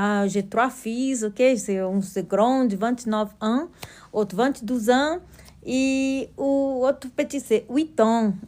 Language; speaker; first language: French; non-native, learner; Portuguese